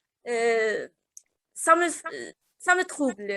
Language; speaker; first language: French; non-native, local second language; Arabic